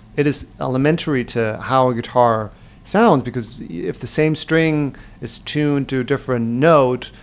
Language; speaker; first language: English; non-native, fluent; German